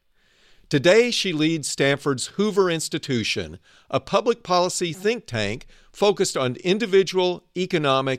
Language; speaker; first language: English; native; English